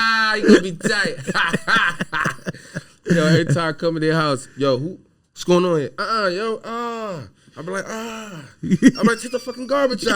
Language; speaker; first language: English; native; English